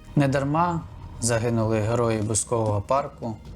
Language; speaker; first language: Ukrainian; native; Ukrainian